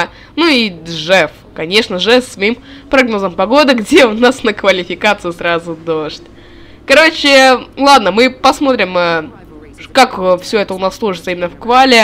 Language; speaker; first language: Russian; native; Russian